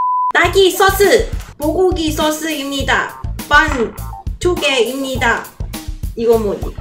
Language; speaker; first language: Korean; non-native, learner; Cantonese